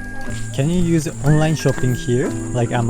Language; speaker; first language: English; non-native, learner; Japanese